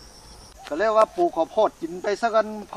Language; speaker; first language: Thai; non-native, local second language; Northeastern Thai